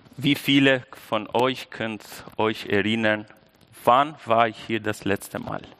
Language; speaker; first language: German; non-native, fluent; Albanian